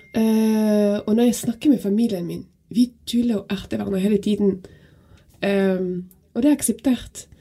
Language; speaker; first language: Norwegian; non-native, fluent; French